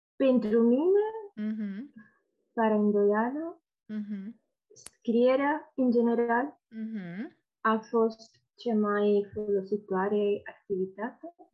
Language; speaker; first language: Romanian; non-native, fluent; Spanish